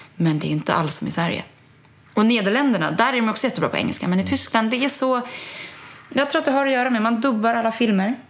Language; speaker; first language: Swedish; early bilingual, other home language; German